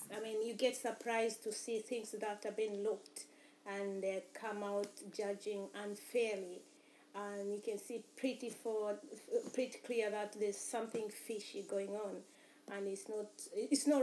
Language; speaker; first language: English; non-native, local second language; Swahili